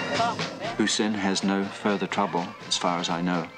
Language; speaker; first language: English; native; English